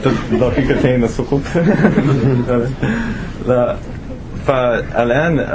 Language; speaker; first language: Arabic; non-native, learner; English